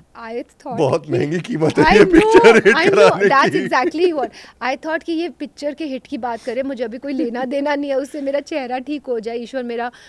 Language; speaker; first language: Hindi; native; Hindi